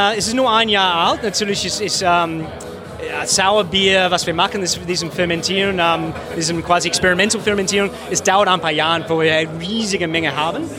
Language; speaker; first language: German; non-native, fluent; English